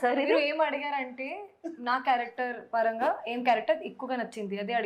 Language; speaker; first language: Telugu; non-native, learner; Hindi